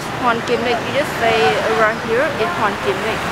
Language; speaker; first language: English; non-native, learner; Vietnamese